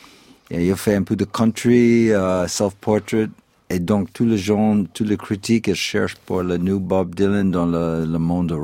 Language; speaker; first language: French; non-native, fluent; English